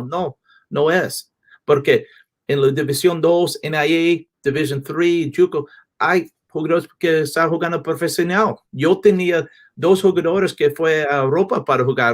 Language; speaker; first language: Spanish; non-native, learner; English